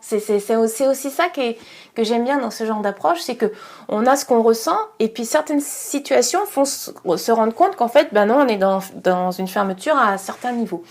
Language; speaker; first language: French; native; French